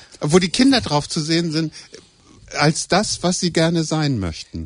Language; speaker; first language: German; native; German